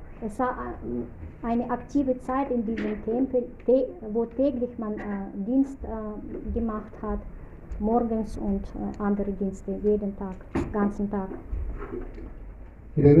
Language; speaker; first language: German; non-native, fluent; Russian